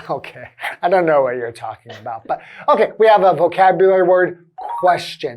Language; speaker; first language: English; native; English